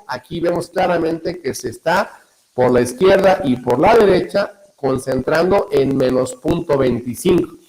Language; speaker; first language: Spanish; native; Spanish